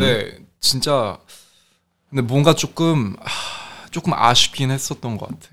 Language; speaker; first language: Korean; early bilingual, heritage; Korean